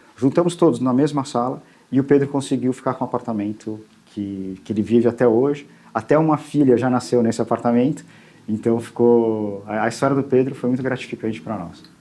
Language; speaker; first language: Portuguese; native; Portuguese